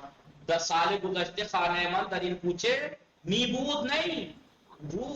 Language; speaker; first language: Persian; non-native, fluent; Urdu